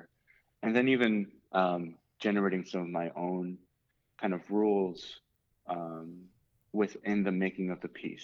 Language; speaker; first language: English; native; English